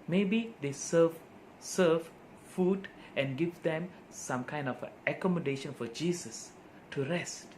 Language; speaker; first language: English; non-native, local second language; Tamil